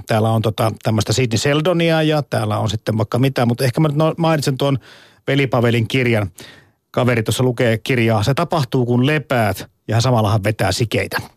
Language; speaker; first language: Finnish; native; Finnish